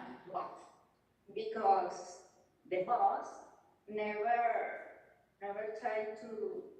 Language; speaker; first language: English; non-native, learner; Spanish